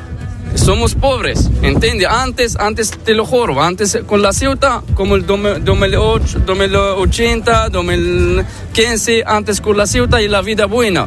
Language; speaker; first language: Spanish; non-native, learner; Arabic